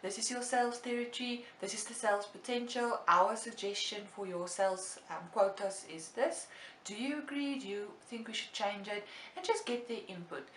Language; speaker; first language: English; non-native, local second language; Afrikaans